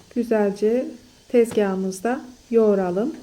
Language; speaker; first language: Turkish; native; Turkish